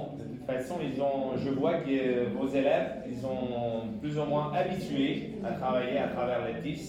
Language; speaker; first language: French; non-native, fluent; Spanish